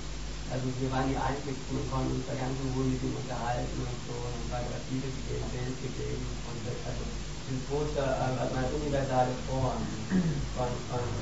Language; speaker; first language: German; native; German